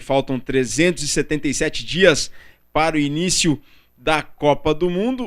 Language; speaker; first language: Portuguese; native; Portuguese